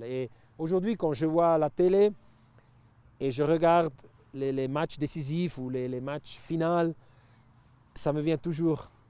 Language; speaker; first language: French; non-native, local second language; Italian